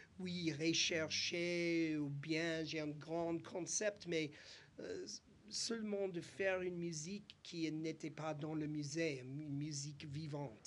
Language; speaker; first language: French; non-native, fluent; English